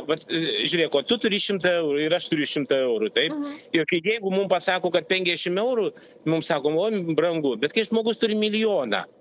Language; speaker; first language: Lithuanian; non-native, local second language; Russian